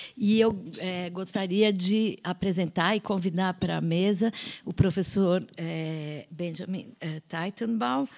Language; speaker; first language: Portuguese; native; Portuguese